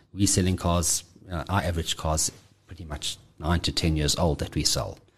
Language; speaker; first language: English; native; English